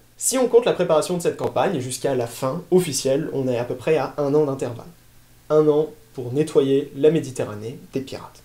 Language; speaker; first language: French; native; French